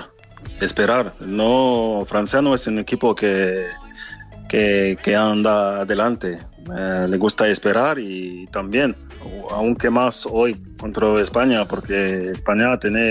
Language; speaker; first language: Spanish; non-native, fluent; French